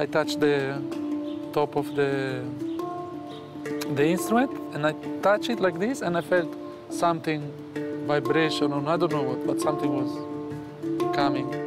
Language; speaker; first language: English; non-native, fluent; Italian